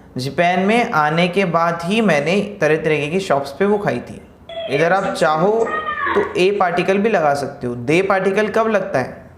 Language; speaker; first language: Hindi; native; Hindi